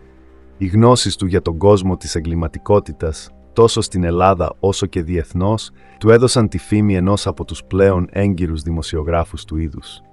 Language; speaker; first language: Greek; native; Greek